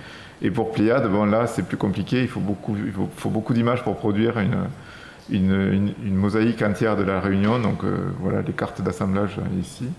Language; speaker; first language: French; native; French